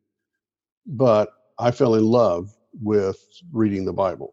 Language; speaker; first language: English; native; English